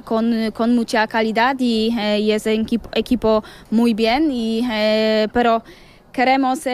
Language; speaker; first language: Spanish; non-native, learner; Polish